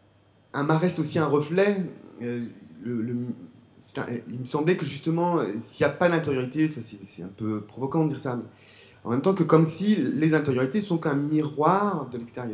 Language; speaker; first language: French; native; French